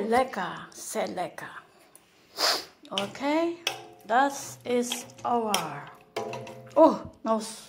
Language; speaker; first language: German; non-native, learner; Filipino